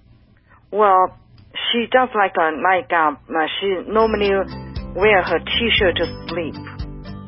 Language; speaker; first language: English; non-native, fluent; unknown